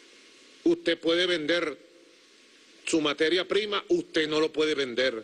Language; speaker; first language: Spanish; native; Spanish